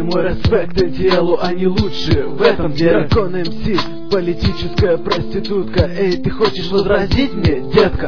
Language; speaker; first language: Russian; native; Russian